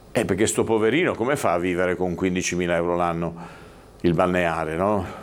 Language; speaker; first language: Italian; native; Italian